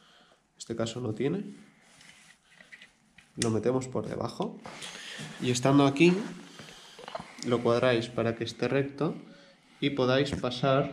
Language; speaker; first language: Spanish; native; Spanish